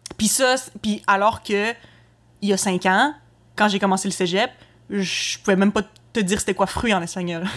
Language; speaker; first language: French; native; French